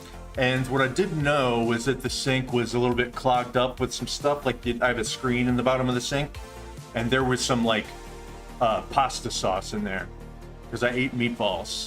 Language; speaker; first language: English; native; English